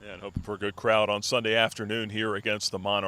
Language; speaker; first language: English; native; English